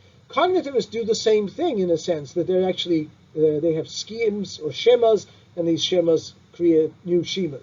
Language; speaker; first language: English; non-native, fluent; Turkish